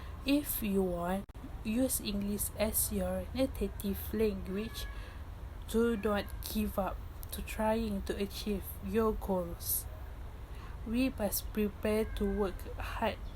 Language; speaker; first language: English; non-native, local second language; Malay